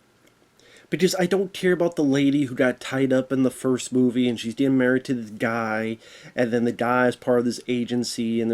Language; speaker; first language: English; native; English